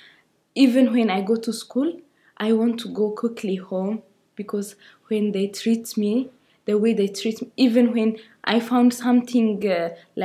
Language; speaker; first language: English; non-native, learner; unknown